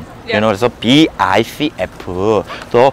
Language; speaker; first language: English; non-native, learner; Korean